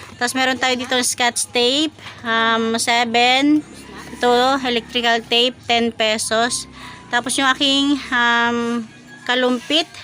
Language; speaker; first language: Filipino; non-native, local second language; Bikol